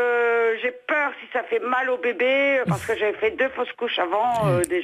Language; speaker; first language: French; native; French